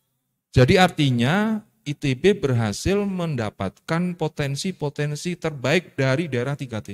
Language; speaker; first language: Indonesian; native; Indonesian